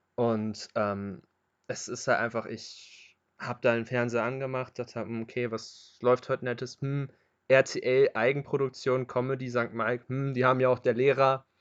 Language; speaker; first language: German; native; German